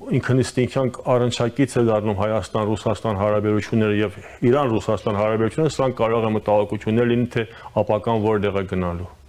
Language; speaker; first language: Armenian; early bilingual, heritage; Armenian